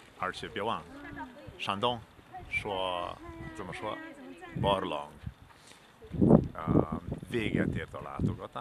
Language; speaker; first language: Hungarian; non-native, fluent; Chinese